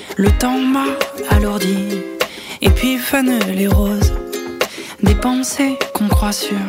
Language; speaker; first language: French; native; French